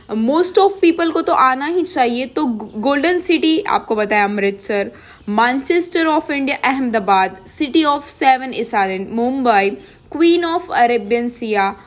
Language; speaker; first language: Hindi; non-native, local second language; Gujarati